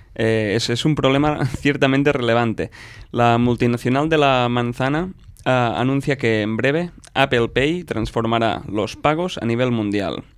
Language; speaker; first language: Spanish; non-native, local second language; Catalan